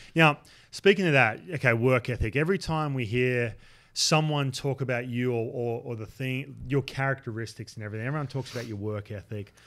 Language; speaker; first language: English; native; English